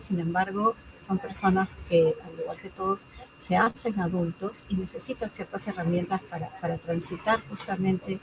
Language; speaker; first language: Spanish; native; Spanish